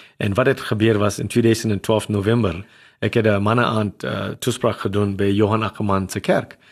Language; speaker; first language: Afrikaans; non-native, local second language; English